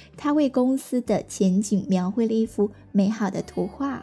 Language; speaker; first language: Chinese; native; Chinese